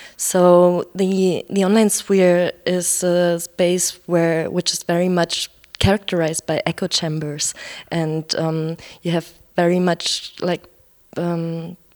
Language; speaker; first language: English; non-native, fluent; German